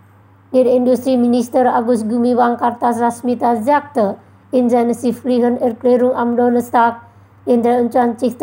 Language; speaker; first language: German; non-native, fluent; Indonesian